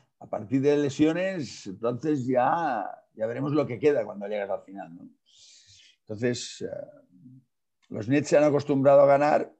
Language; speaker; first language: Spanish; non-native, local second language; Catalan